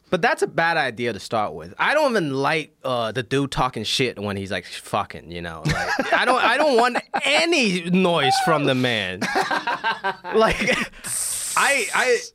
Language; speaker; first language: English; non-native, local second language; Cantonese